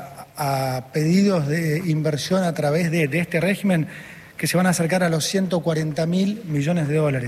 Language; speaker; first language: Spanish; native; Spanish